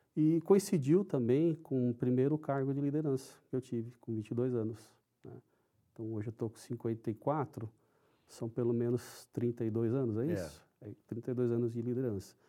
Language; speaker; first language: Portuguese; non-native, local second language; Japanese